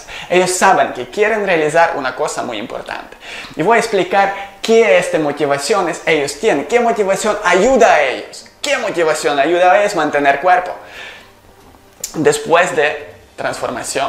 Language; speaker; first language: Spanish; non-native, learner; Ukrainian